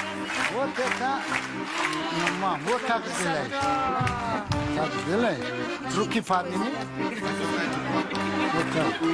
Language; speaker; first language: Russian; non-native, learner; Tajik